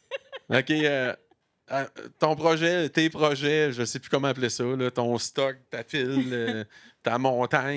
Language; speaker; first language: French; native; French